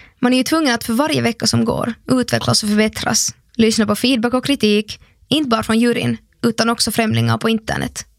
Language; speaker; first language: Swedish; native; Swedish